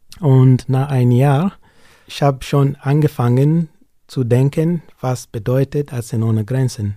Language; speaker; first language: German; non-native, learner; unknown